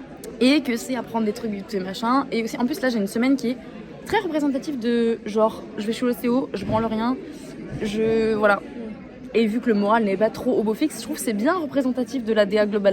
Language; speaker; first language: French; native; French